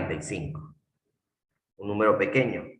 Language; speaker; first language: Spanish; native; Spanish